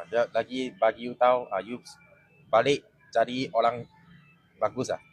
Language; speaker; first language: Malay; non-native, local second language; Chinese